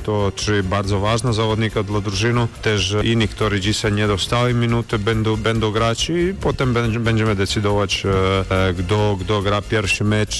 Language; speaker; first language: Polish; non-native, learner; Croatian